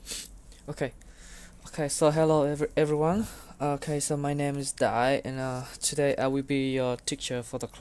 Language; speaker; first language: English; non-native, learner; Vietnamese